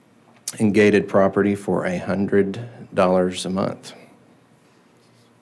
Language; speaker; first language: English; native; English